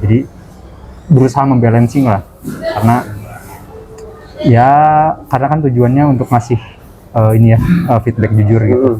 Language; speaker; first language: Indonesian; native; Indonesian